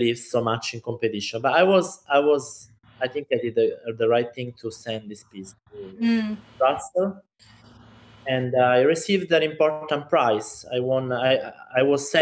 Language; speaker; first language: English; non-native, fluent; Italian